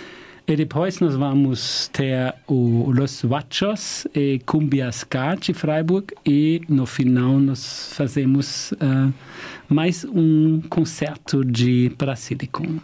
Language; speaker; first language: Portuguese; non-native, fluent; German